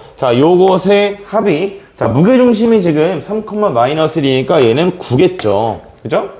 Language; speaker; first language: Korean; native; Korean